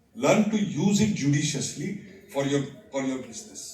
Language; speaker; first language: English; non-native, local second language; Marathi